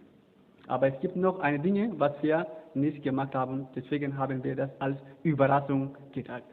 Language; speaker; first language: German; non-native, learner; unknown